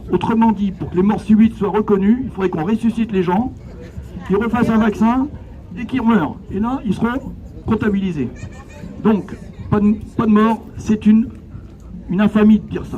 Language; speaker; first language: French; native; French